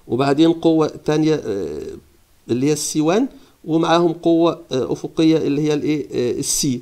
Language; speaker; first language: Arabic; native; Arabic